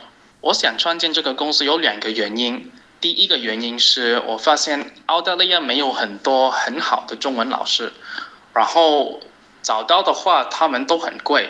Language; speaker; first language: Chinese; non-native, fluent; English